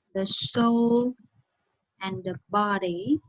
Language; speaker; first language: English; non-native, fluent; Vietnamese